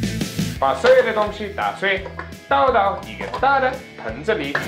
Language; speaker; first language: Chinese; non-native, fluent; German